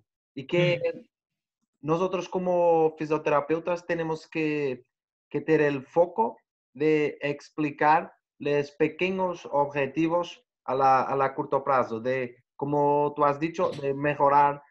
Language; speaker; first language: Spanish; non-native, learner; Portuguese